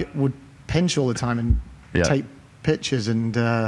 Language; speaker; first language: English; native; English